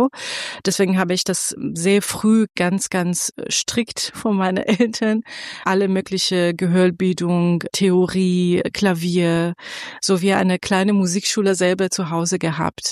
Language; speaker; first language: German; non-native, fluent; Persian